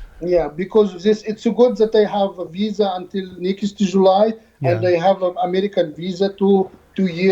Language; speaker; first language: English; non-native, learner; Arabic